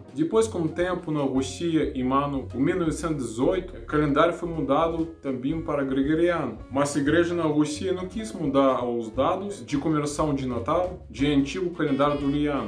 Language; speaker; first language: Portuguese; non-native, learner; Russian